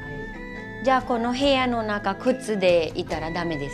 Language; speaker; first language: Japanese; non-native, learner; Hindi